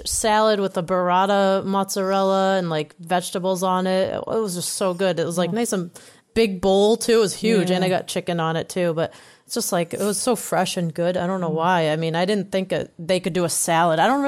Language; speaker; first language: English; native; English